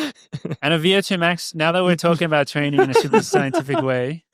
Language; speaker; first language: English; native; English